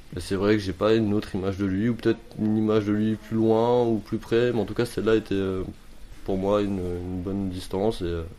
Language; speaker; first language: French; native; French